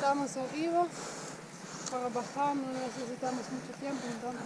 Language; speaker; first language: Spanish; non-native, learner; German